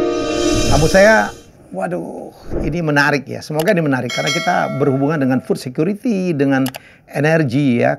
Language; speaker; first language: Indonesian; native; Indonesian